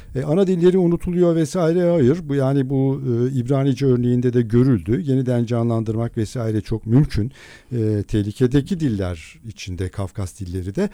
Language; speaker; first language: Turkish; non-native, local second language; Adyghe